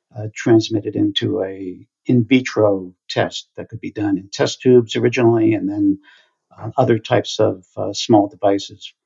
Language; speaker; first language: English; native; English